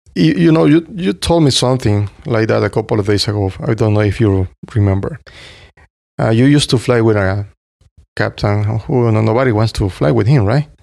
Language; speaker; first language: English; non-native, fluent; Spanish